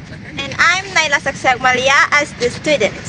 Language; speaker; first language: English; non-native, learner; Indonesian